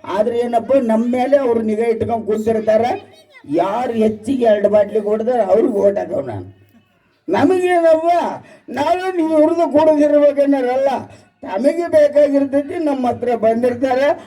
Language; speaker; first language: Kannada; native; Kannada